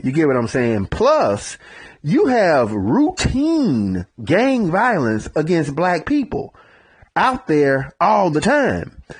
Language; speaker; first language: English; native; English